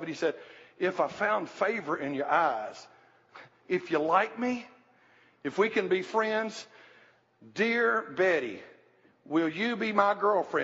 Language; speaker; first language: English; native; English